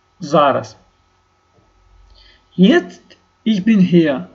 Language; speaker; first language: German; non-native, learner; Ukrainian